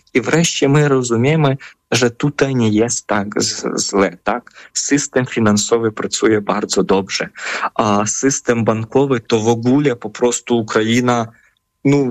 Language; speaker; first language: Polish; non-native, fluent; Ukrainian